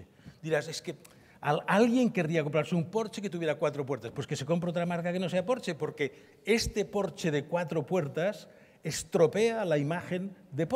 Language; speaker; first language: Spanish; native; Spanish